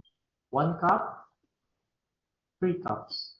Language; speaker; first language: English; non-native, fluent; Filipino